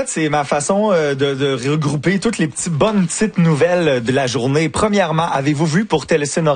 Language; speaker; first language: French; native; French